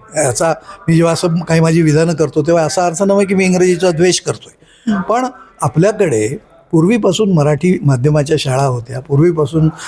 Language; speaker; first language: Marathi; native; Marathi